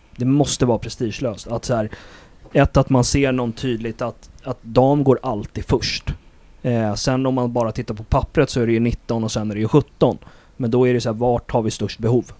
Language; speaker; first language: Swedish; native; Swedish